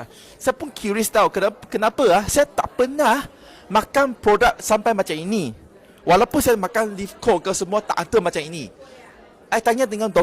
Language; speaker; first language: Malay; non-native, local second language; Chinese